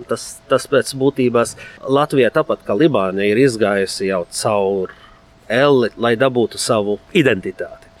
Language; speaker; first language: Latvian; non-native, fluent; Arabic